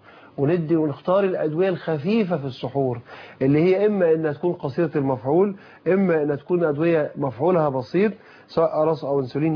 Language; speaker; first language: Arabic; native; Arabic